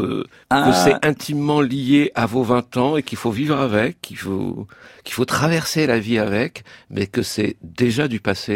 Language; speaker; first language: French; native; French